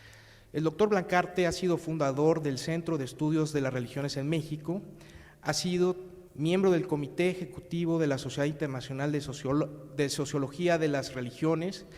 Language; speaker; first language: Spanish; native; Spanish